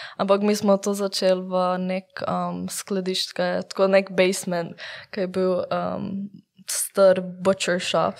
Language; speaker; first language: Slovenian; early bilingual, heritage; English